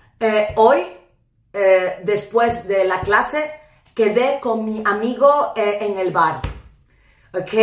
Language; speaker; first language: Spanish; non-native, fluent; English